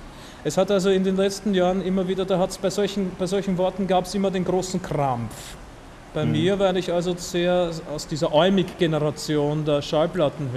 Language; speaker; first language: German; native; German